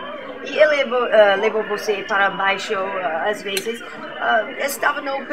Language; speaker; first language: Portuguese; non-native, learner; English